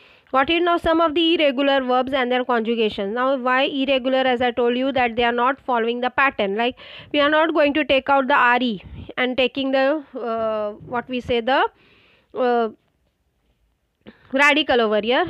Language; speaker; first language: English; non-native, local second language; Marathi